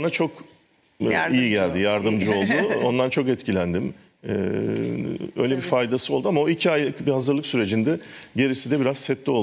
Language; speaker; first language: Turkish; native; Turkish